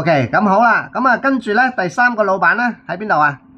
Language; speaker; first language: Cantonese; native; Cantonese